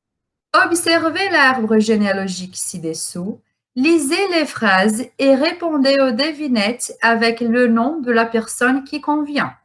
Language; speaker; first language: French; non-native, fluent; Portuguese